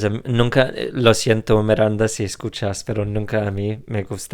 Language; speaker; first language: Spanish; non-native, fluent; English